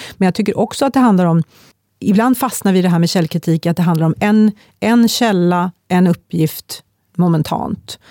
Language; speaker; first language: Swedish; native; Swedish